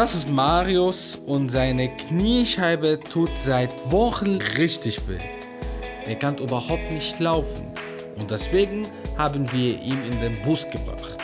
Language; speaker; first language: German; non-native, fluent; Arabic